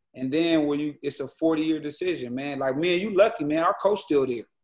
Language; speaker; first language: English; native; English